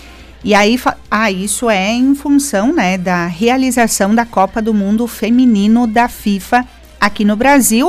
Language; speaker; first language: Portuguese; native; Portuguese